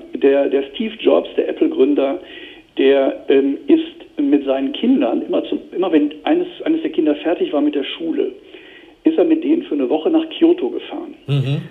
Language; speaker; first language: German; native; German